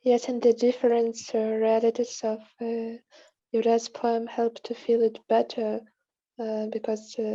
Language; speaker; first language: English; non-native, fluent; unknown